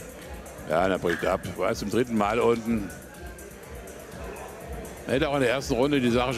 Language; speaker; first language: German; native; German